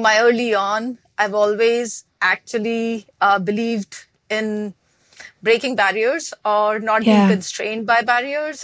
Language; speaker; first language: English; non-native, local second language; Hindi